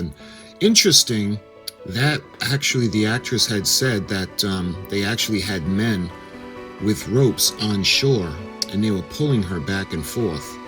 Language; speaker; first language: English; native; English